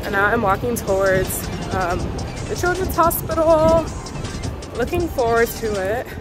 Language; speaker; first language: English; native; English